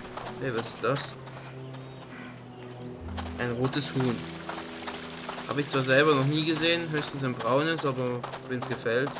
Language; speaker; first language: German; native; German